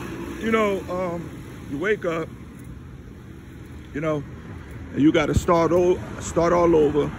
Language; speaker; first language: English; native; English